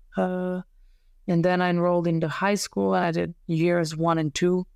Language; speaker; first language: English; non-native, fluent; Serbian